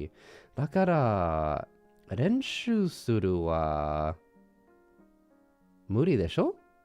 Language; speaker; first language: Japanese; non-native, learner; English